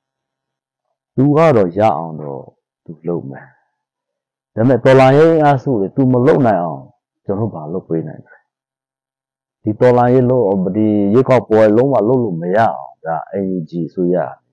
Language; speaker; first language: Burmese; non-native, local second language; Shwe Palaung